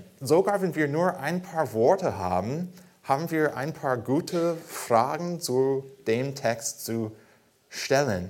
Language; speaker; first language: German; non-native, fluent; English